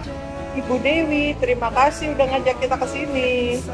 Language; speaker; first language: Indonesian; native; Indonesian